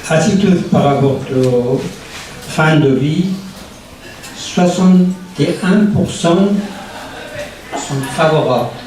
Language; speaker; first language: French; non-native, learner; Persian